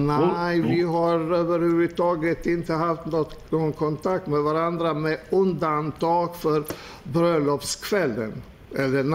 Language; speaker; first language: Swedish; non-native, fluent; Albanian